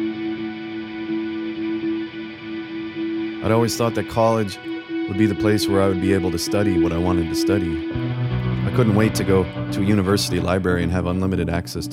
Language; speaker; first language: English; native; English